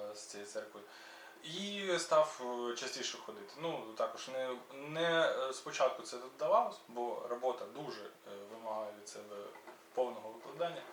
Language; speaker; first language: Ukrainian; native; Ukrainian